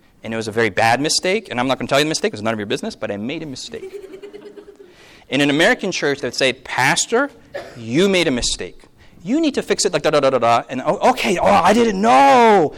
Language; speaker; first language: English; early bilingual, other home language; Korean